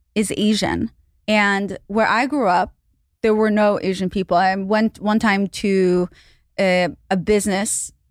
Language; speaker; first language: English; non-native, fluent; Hebrew